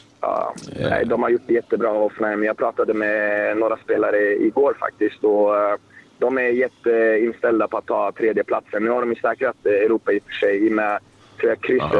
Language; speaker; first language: Swedish; native; Swedish